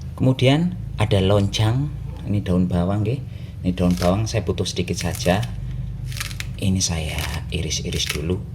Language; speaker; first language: Indonesian; non-native, local second language; Javanese